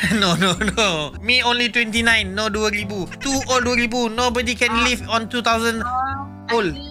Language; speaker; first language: English; non-native, learner; Malay